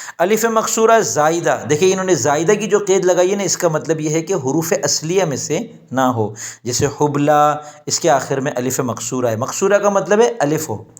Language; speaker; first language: Urdu; native; Urdu